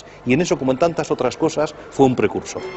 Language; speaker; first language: Spanish; native; Spanish